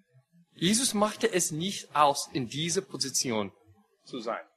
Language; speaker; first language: German; non-native, fluent; English